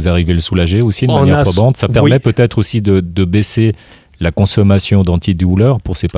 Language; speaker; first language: French; native; French